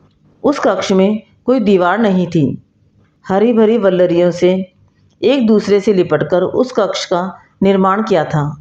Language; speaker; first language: Hindi; native; Hindi